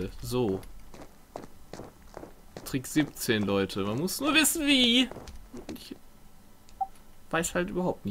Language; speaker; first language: German; native; German